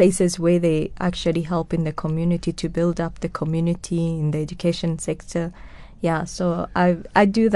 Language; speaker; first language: English; non-native, local second language; Kinyarwanda